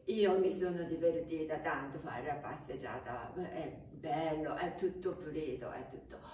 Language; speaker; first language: Italian; non-native, fluent; Japanese